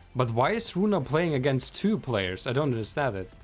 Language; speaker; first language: English; non-native, fluent; German